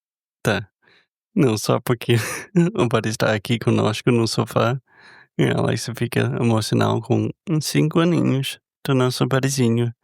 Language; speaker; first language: Portuguese; non-native, fluent; English